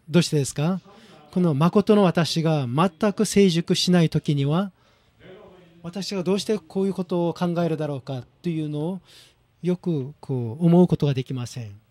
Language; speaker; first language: Japanese; non-native, fluent; Korean